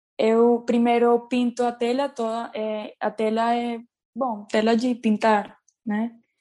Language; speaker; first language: Portuguese; non-native, learner; Spanish